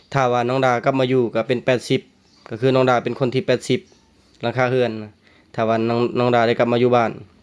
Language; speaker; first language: Lao; native; Lao